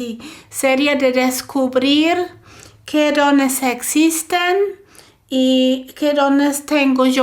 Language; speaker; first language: Spanish; non-native, fluent; German